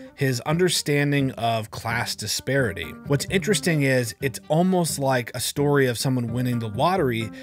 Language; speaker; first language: English; native; English